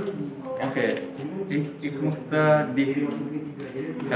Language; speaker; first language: German; non-native, learner; Indonesian